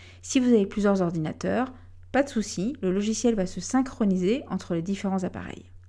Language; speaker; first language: French; native; French